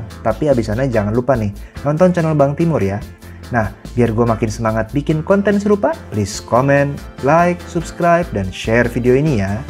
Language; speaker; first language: Indonesian; native; Indonesian